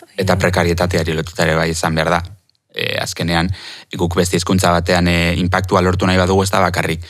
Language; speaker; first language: Basque; native; Basque